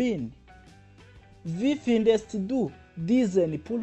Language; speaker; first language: German; non-native, fluent; Kinyarwanda